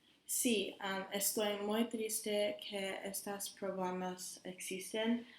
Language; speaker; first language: Spanish; non-native, learner; English